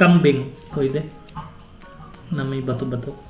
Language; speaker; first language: Filipino; non-native, learner; Punjabi